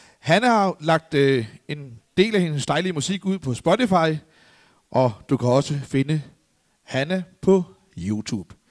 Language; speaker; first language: Danish; native; Danish